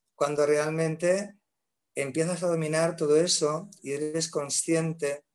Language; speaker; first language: Spanish; native; Spanish